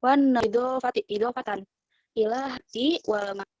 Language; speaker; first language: Arabic; non-native, learner; Indonesian